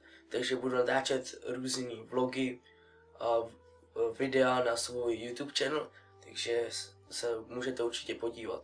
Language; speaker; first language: Czech; early bilingual, other home language; Russian